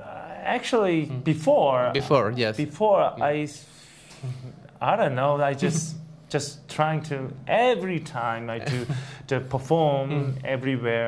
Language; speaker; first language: English; non-native, learner; Korean